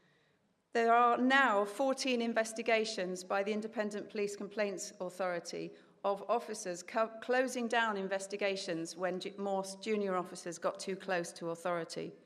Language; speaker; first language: English; native; English